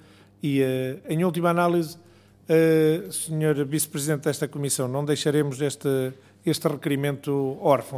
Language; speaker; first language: Portuguese; native; Portuguese